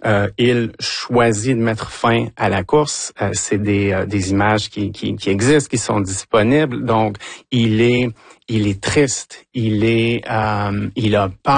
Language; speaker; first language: French; native; French